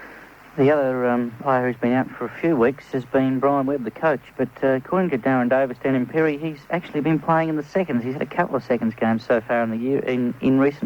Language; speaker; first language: English; native; English